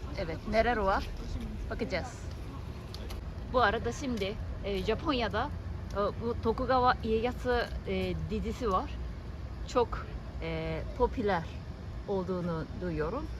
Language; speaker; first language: Turkish; non-native, fluent; Japanese